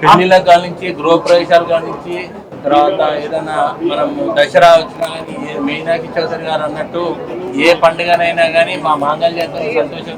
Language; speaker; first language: Telugu; native; Telugu